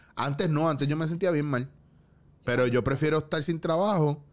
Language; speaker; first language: Spanish; native; Spanish